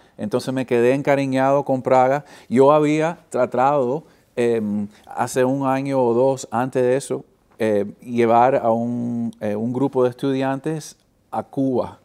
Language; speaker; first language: Spanish; early bilingual, heritage; Spanish